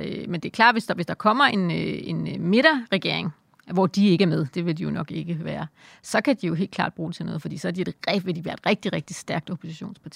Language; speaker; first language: Danish; native; Danish